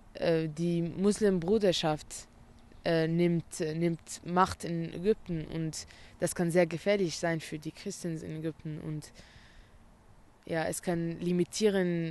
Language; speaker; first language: German; non-native, learner; Arabic